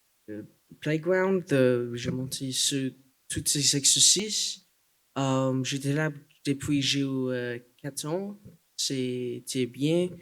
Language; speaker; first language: French; non-native, local second language; English